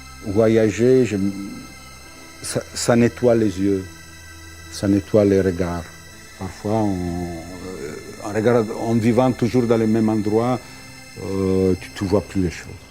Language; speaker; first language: French; non-native, fluent; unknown